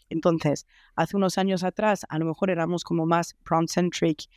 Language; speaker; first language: Spanish; non-native, fluent; French